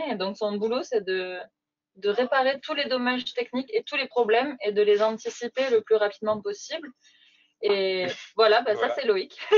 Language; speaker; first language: French; native; French